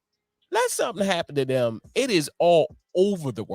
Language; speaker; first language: English; native; English